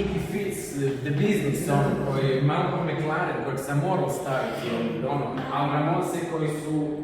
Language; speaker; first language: Croatian; native; Croatian